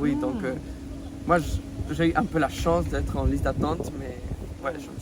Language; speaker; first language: French; non-native, fluent; Spanish